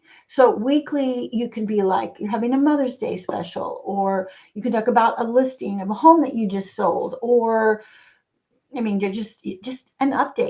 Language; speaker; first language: English; native; English